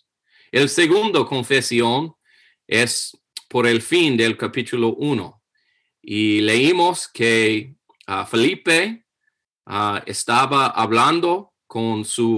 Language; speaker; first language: Spanish; non-native, fluent; English